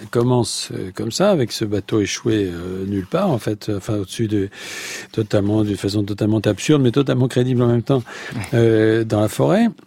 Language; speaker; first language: French; native; French